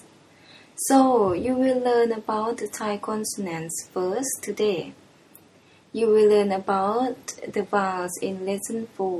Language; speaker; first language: English; non-native, fluent; Thai